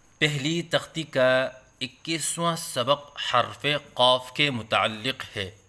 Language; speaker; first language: Urdu; native; Urdu